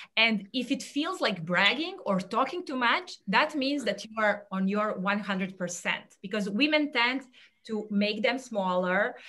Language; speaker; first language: English; non-native, fluent; Serbian